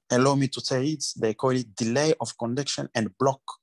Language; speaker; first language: English; non-native, learner; French